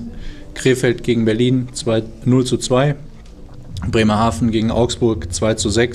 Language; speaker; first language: German; native; German